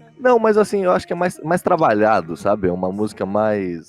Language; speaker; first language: Portuguese; native; Portuguese